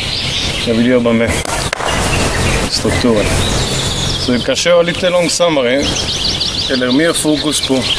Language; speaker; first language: Swedish; non-native, fluent; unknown